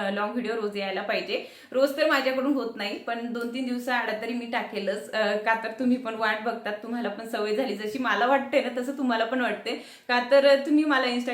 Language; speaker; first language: Marathi; non-native, local second language; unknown